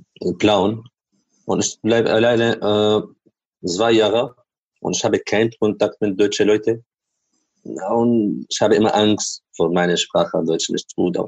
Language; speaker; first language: German; non-native, learner; Arabic